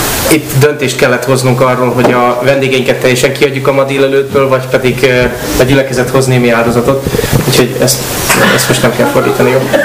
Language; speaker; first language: Hungarian; native; Hungarian